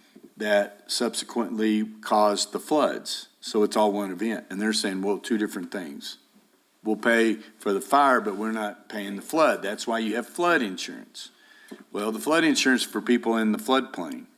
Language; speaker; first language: English; native; English